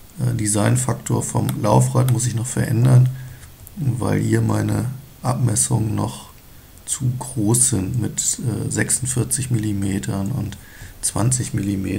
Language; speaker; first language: German; native; German